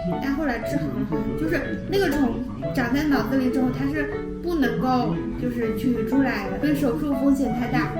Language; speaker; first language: Chinese; native; Chinese